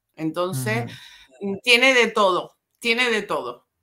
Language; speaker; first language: Spanish; native; Spanish